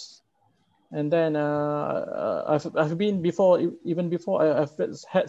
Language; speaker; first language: English; non-native, local second language; Malay